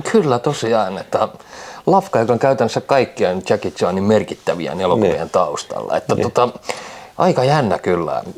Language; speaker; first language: Finnish; early bilingual, other home language; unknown